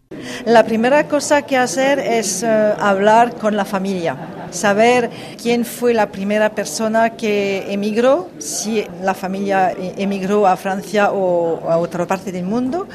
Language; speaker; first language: Spanish; early bilingual, heritage; French